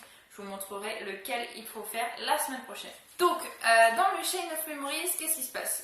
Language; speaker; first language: French; native; French